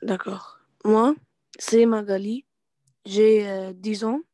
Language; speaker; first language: French; non-native, learner; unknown